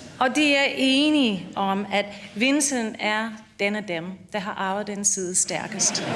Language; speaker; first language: Danish; non-native, fluent; English